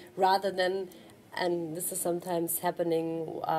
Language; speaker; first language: English; non-native, fluent; German